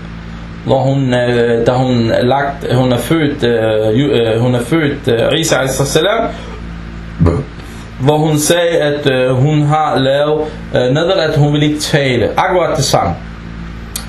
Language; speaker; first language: Danish; non-native, fluent; Arabic